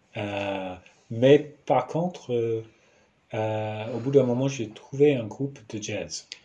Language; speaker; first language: French; non-native, fluent; English